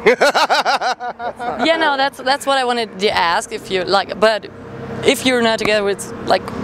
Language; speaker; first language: English; non-native, fluent; German